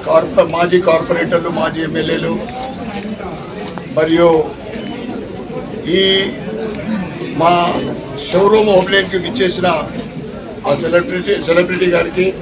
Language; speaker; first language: Telugu; native; Telugu